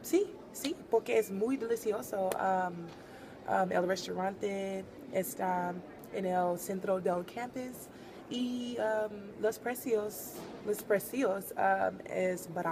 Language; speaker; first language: Spanish; non-native, learner; English